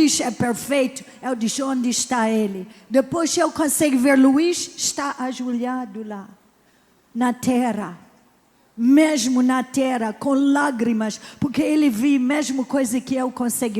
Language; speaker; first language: Portuguese; non-native, learner; English